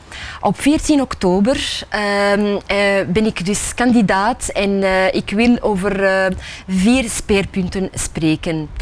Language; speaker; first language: Dutch; early bilingual, other home language; Arabic